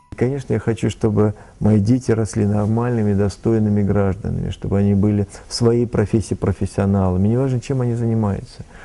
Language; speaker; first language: Russian; native; Russian